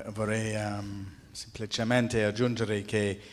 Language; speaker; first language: Italian; non-native, fluent; English